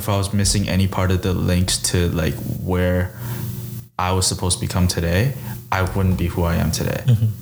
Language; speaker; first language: English; early bilingual, other home language; Chinese